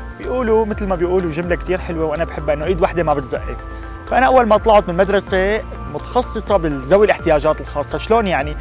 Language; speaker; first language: Arabic; native; Arabic